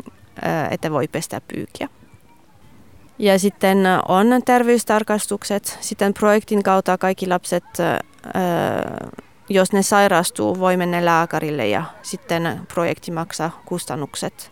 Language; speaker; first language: Finnish; non-native, fluent; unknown